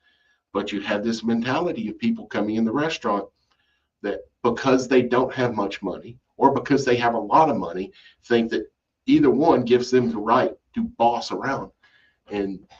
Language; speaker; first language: English; native; English